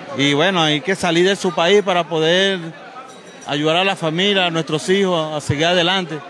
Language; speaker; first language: Spanish; native; Spanish